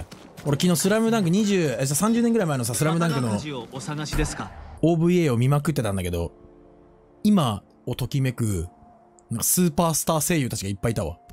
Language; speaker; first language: Japanese; native; Japanese